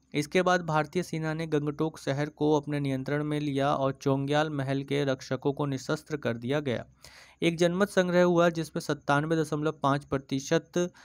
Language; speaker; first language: Hindi; native; Hindi